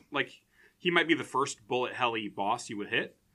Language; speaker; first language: English; early bilingual, other home language; Dutch